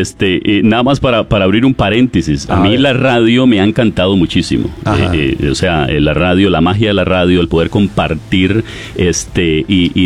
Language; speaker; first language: Spanish; native; Spanish